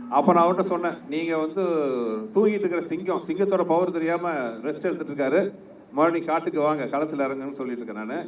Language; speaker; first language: Tamil; native; Tamil